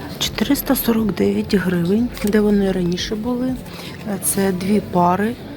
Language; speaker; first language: Ukrainian; native; Ukrainian